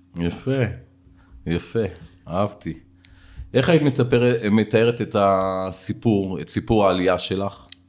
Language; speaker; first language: Hebrew; native; Hebrew